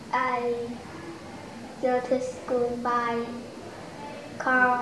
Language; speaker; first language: English; non-native, learner; Vietnamese